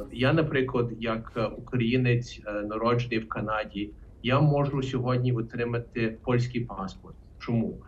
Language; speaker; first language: Ukrainian; early bilingual, heritage; Ukrainian